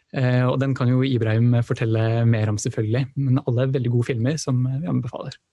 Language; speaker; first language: Norwegian; native; Norwegian